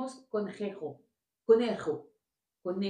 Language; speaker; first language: Spanish; non-native, learner; French